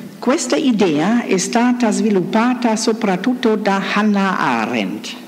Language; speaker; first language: Italian; non-native, fluent; German